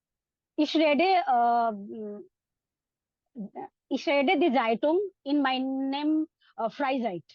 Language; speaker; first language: German; non-native, learner; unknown